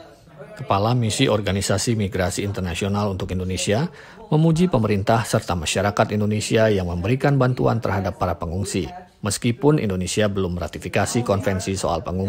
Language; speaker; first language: Indonesian; native; Indonesian